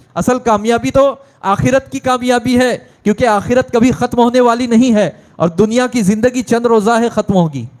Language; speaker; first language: Urdu; native; Urdu